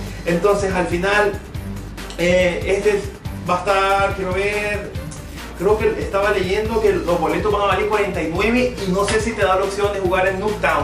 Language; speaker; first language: Spanish; early bilingual, other home language; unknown